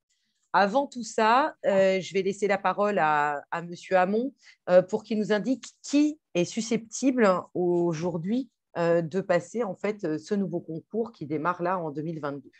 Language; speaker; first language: French; native; French